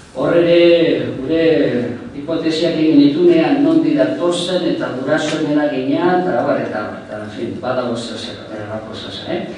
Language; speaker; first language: Basque; non-native, local second language; Spanish